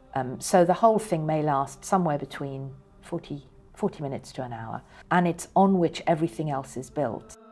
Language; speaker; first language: English; early bilingual, other home language; Persian